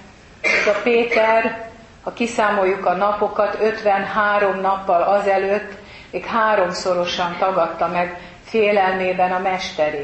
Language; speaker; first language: Hungarian; native; Hungarian